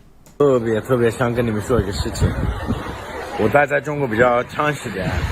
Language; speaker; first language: Chinese; non-native, fluent; English